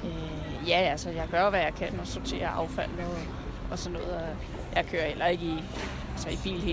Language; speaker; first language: Danish; native; Danish